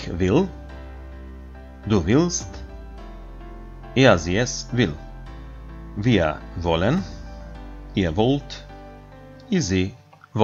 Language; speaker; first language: German; non-native, fluent; Macedonian